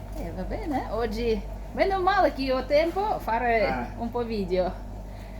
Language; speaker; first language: Italian; non-native, learner; Kazakh